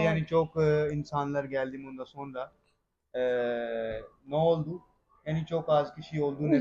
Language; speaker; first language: Turkish; non-native, learner; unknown